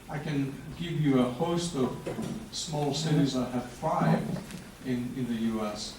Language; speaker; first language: English; non-native, fluent; Greek